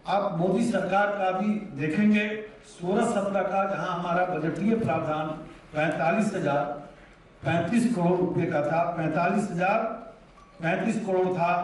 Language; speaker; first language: Hindi; native; Hindi